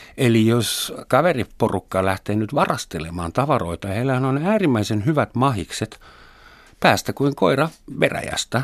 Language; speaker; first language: Finnish; non-native, fluent; German